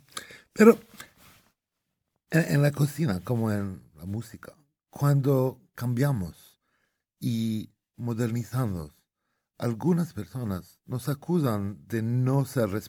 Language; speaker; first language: Spanish; non-native, fluent; Arabic